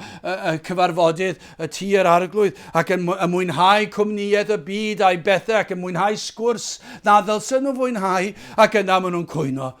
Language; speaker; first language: Welsh; native; Welsh